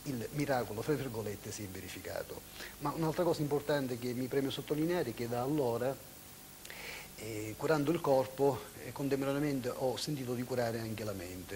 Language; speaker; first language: Italian; native; Italian